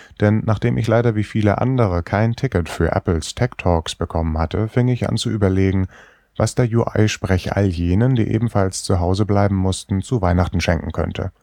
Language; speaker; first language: German; native; German